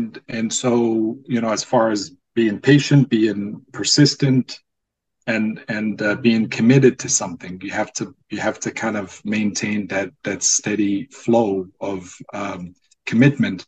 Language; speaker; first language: English; non-native, fluent; Arabic